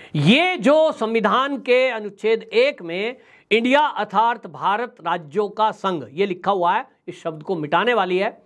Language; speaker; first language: Hindi; native; Hindi